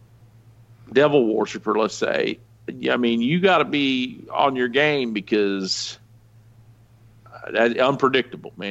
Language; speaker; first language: English; native; English